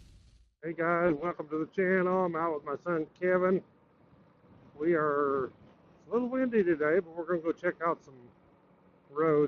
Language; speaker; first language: English; native; English